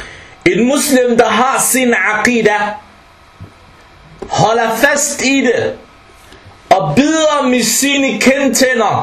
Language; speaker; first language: Danish; early bilingual, other home language; Arabic